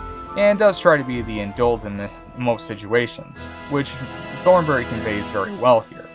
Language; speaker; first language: English; native; English